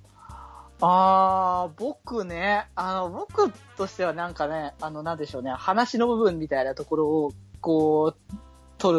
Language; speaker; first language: Japanese; native; Japanese